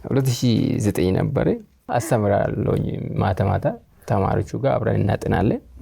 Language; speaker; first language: Amharic; non-native, local second language; Oromo